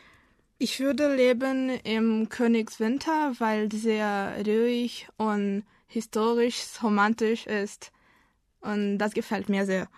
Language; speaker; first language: German; non-native, learner; Portuguese